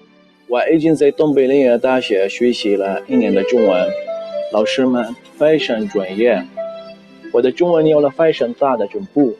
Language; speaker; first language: Chinese; non-native, learner; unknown